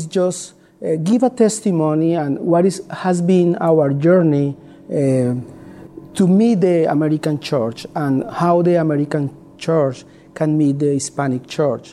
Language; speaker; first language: English; non-native, learner; Spanish